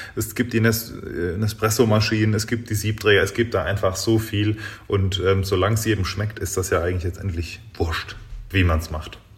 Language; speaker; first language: German; native; German